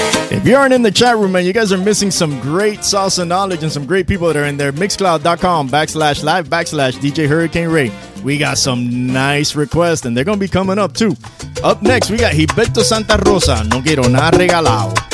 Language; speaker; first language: English; early bilingual, other home language; Spanish